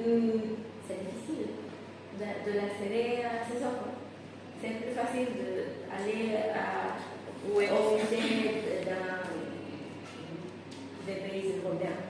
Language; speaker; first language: French; non-native, fluent; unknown